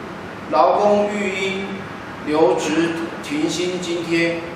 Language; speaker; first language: Chinese; native; Chinese